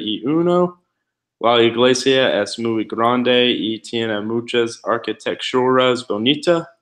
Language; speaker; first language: Spanish; non-native, learner; English